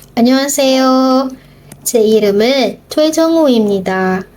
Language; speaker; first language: Korean; non-native, learner; Indonesian